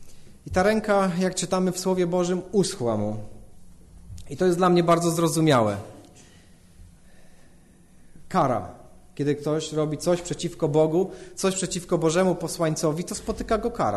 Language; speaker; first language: Polish; native; Polish